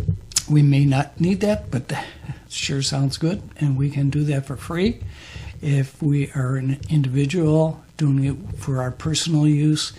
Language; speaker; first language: English; native; English